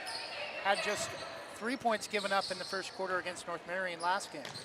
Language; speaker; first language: English; native; English